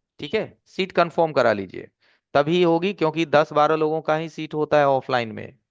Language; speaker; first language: Hindi; native; Hindi